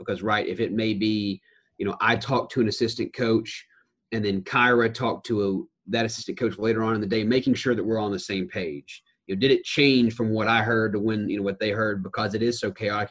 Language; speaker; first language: English; native; English